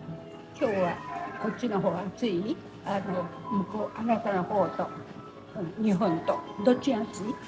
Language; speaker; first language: Japanese; native; Japanese